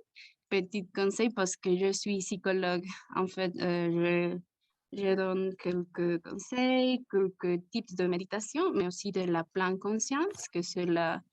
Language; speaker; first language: French; non-native, learner; Spanish